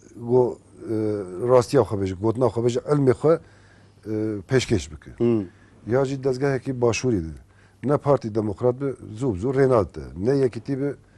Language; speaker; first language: Kurdish; native; Kurdish